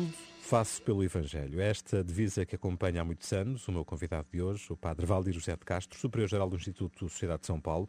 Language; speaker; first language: Portuguese; native; Portuguese